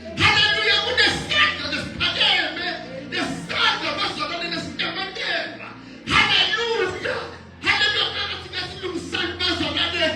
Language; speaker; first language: Zulu; non-native, local second language; Swati